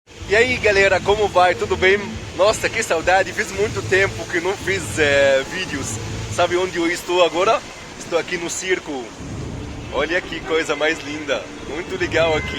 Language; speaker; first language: Portuguese; non-native, fluent; Arabic